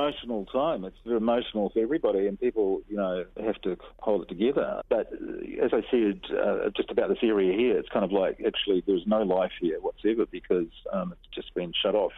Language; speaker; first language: English; native; English